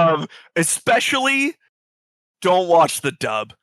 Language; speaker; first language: English; native; English